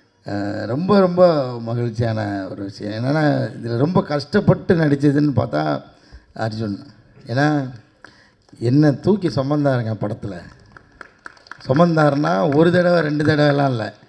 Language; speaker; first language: Tamil; native; Tamil